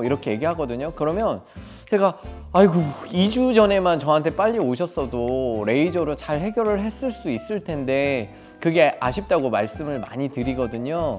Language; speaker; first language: Korean; native; Korean